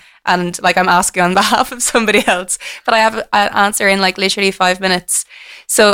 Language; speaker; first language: English; native; English